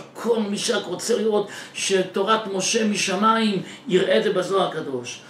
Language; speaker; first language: Hebrew; native; Hebrew